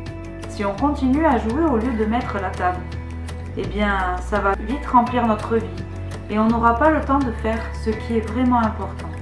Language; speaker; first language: French; native; French